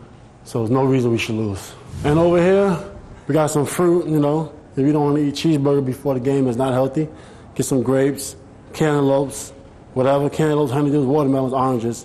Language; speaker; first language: English; native; English